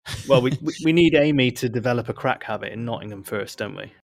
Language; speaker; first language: English; native; English